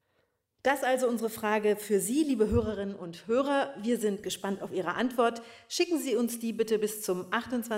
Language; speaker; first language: German; native; German